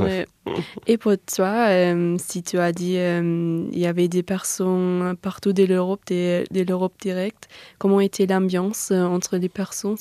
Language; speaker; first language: French; non-native, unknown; German